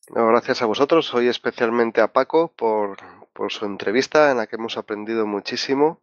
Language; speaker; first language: Spanish; native; Spanish